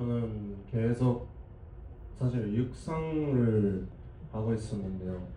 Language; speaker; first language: Korean; non-native, learner; Japanese